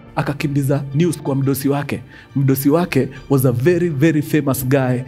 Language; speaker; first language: English; non-native, local second language; Swahili